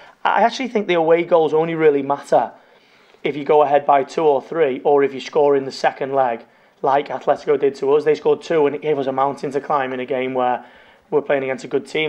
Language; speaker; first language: English; native; English